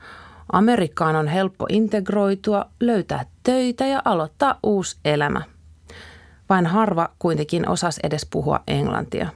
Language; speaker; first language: Finnish; native; Finnish